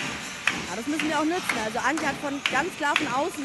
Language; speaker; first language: German; native; German